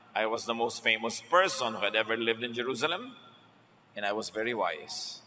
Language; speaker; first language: English; non-native, local second language; Filipino